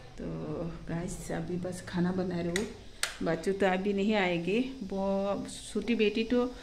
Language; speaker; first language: Hindi; non-native, local second language; Kok Borok